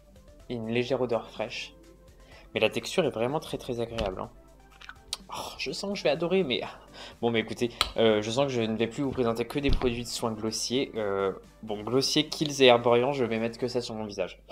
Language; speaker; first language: French; native; French